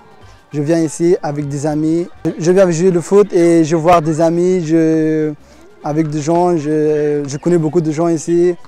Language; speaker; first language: French; non-native, learner; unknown